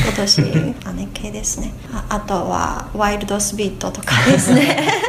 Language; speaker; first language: Japanese; non-native, fluent; Chinese